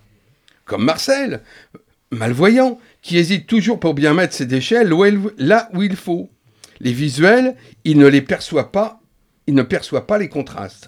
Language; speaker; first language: French; native; French